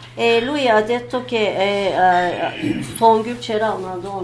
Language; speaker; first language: Italian; non-native, learner; Turkish